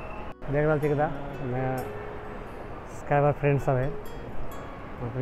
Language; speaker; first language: Hindi; non-native, local second language; Maithili